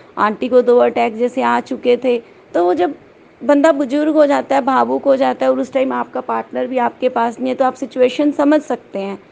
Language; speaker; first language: Hindi; native; Hindi